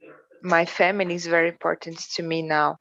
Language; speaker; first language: English; non-native, learner; Portuguese